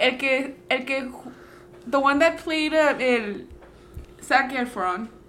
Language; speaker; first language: English; early bilingual, other home language; Spanish